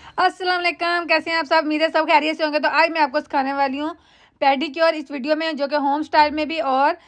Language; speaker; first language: Urdu; non-native, local second language; Punjabi